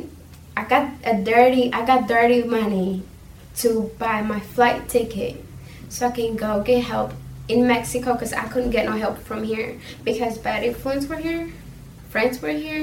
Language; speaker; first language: English; early bilingual, other home language; Spanish